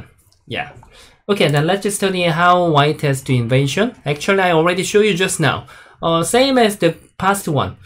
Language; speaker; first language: English; non-native, fluent; Korean